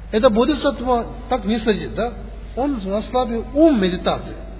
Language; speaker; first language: Russian; non-native, learner; Tibetan